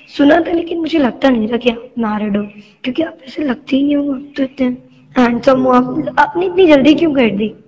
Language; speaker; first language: Hindi; native; Hindi